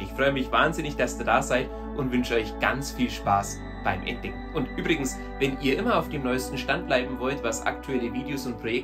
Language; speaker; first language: German; native; German